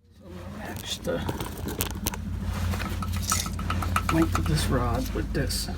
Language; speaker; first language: English; native; English